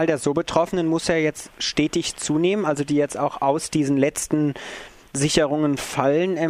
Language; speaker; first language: German; native; German